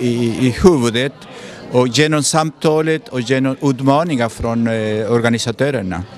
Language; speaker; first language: Swedish; non-native, fluent; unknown